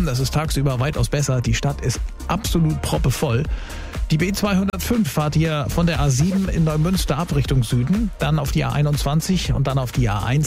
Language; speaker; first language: German; native; German